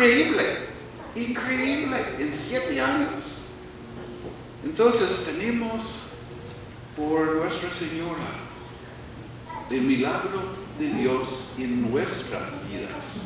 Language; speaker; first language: Spanish; non-native, fluent; English